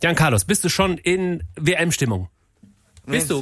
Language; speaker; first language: German; native; German